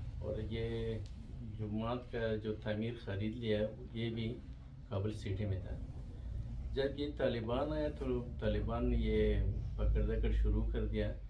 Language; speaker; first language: Urdu; non-native, fluent; Pashto